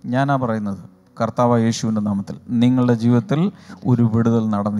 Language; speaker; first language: Malayalam; native; Malayalam